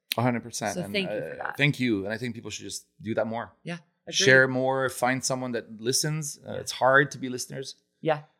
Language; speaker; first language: English; non-native, fluent; Italian